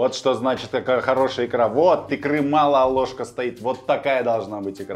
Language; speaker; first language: Russian; native; Russian